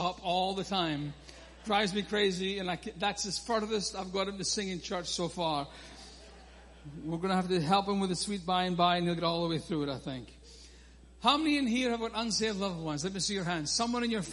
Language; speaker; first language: English; native; English